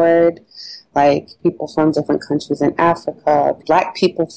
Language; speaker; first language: English; native; English